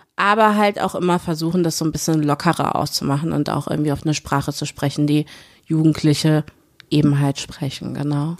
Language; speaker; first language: German; early bilingual, other home language; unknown